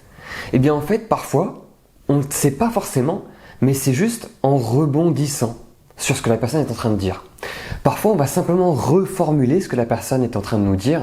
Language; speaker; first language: French; native; French